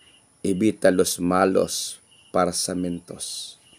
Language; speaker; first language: Spanish; non-native, learner; English